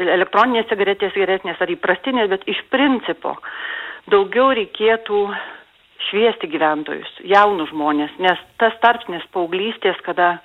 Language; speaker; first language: Lithuanian; native; Lithuanian